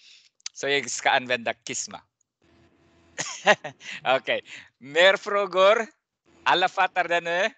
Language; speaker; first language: Swedish; non-native, fluent; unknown